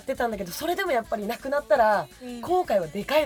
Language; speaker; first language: Japanese; native; Japanese